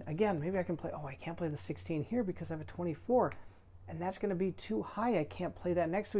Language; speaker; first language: English; native; English